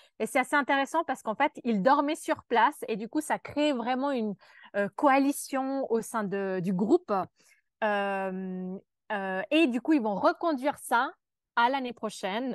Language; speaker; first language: French; native; French